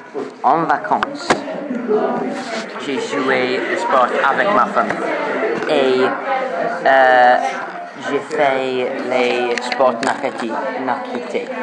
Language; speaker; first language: French; non-native, learner; English